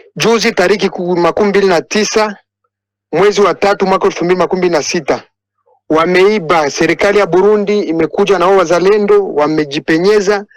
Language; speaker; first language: Swahili; non-native, local second language; Kinyarwanda